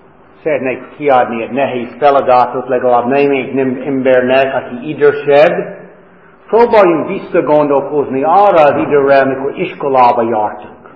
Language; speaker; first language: Hungarian; non-native, fluent; English